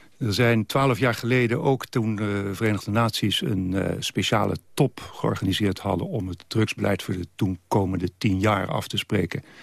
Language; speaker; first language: Dutch; native; Dutch